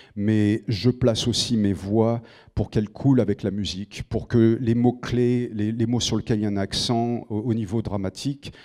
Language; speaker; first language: French; native; French